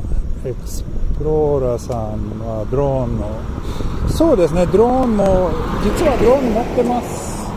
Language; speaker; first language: Japanese; non-native, learner; Swedish